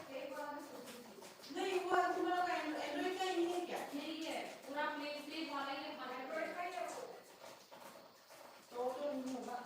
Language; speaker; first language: Hindi; non-native, local second language; Kok Borok